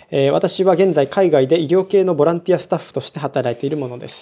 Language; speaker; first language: Japanese; native; Japanese